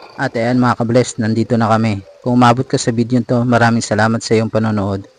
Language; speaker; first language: Filipino; native; Filipino